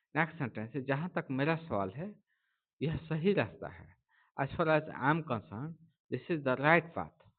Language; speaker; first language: Hindi; native; Hindi